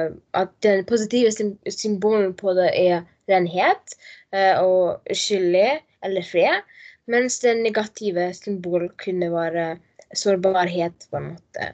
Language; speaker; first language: Norwegian; non-native, learner; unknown